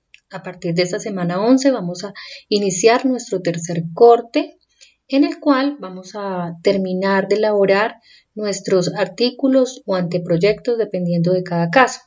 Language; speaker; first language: Spanish; native; Spanish